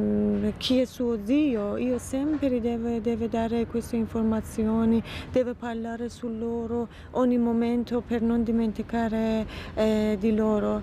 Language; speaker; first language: Italian; non-native, fluent; Persian